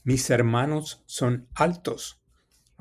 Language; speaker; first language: Spanish; non-native, fluent; English